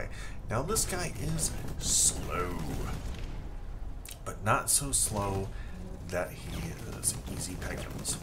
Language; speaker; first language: English; native; English